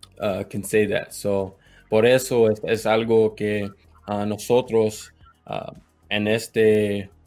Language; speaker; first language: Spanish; non-native, learner; English